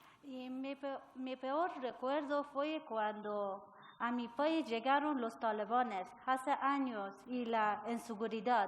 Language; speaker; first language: Spanish; non-native, learner; Persian